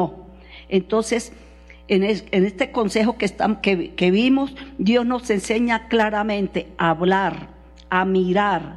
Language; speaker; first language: Spanish; native; Spanish